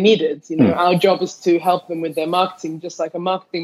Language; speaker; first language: English; native; English